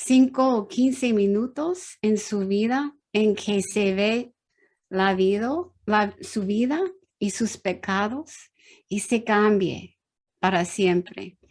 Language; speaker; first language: Spanish; non-native, learner; English